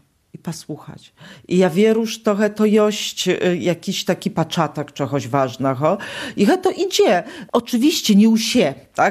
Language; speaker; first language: Polish; non-native, local second language; Belarusian